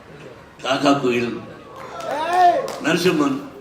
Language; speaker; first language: Tamil; non-native, learner; Telugu